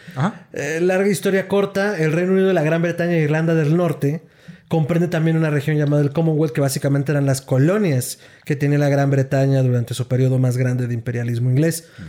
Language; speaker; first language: Spanish; native; Spanish